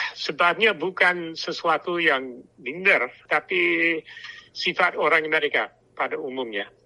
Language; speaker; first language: Indonesian; non-native, fluent; English